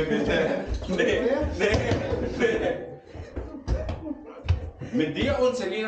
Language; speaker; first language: German; non-native, learner; Urdu